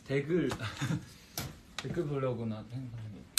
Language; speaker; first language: Korean; non-native, fluent; Chinese